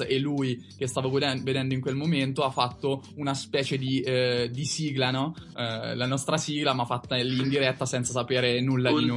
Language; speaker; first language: Italian; native; Italian